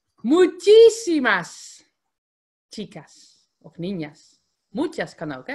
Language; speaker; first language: Spanish; non-native, fluent; Dutch